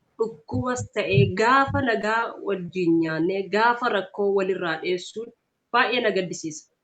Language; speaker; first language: Oromo; native; Oromo